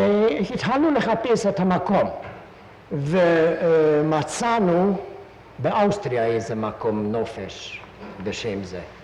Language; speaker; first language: Hebrew; non-native, fluent; Hungarian